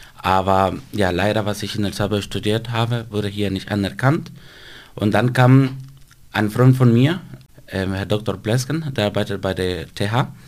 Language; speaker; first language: German; non-native, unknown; Spanish